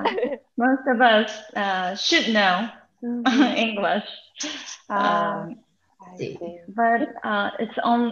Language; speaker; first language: English; non-native, fluent; Japanese